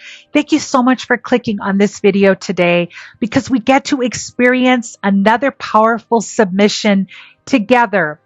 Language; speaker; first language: English; native; English